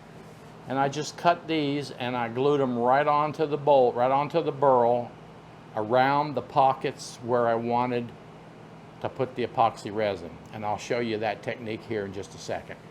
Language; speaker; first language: English; native; English